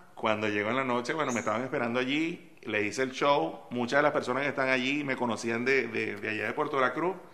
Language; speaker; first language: Spanish; native; Spanish